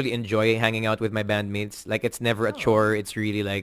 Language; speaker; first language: English; non-native, local second language; Filipino